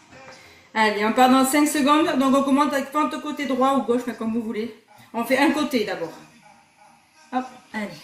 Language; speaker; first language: French; native; French